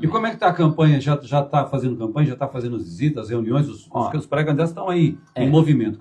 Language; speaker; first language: Portuguese; native; Portuguese